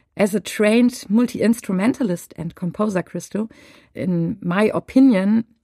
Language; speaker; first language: English; non-native, fluent; German